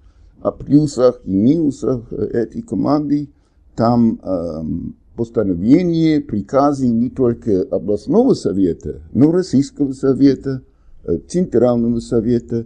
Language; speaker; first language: Russian; non-native, fluent; English